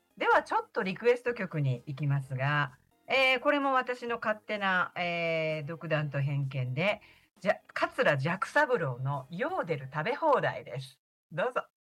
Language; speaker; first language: Japanese; native; Japanese